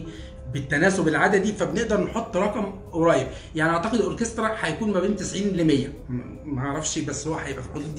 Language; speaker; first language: Arabic; native; Arabic